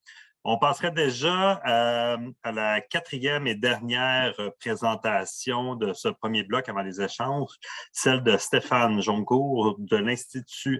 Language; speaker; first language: French; native; French